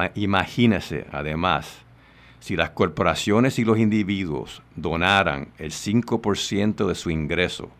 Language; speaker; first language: Spanish; native; Spanish